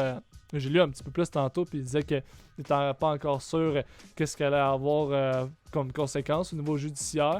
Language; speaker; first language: French; native; French